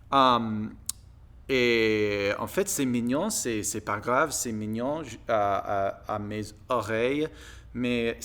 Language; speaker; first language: French; non-native, learner; English